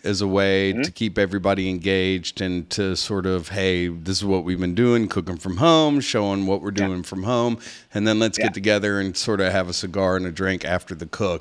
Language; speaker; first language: English; native; English